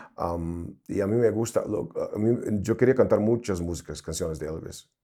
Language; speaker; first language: Spanish; non-native, fluent; Portuguese